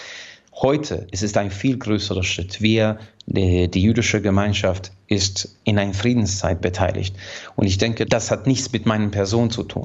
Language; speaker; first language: German; non-native, fluent; Hungarian